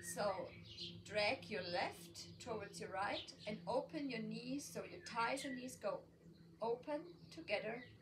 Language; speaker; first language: English; non-native, fluent; German